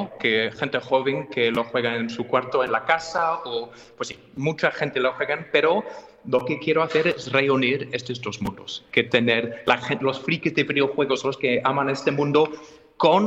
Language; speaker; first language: Spanish; non-native, fluent; English